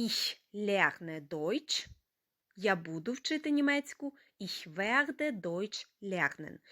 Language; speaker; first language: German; non-native, fluent; Ukrainian